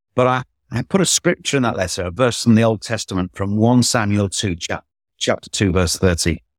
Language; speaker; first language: English; native; English